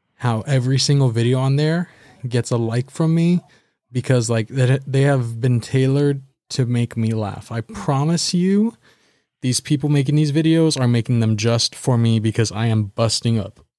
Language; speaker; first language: English; native; English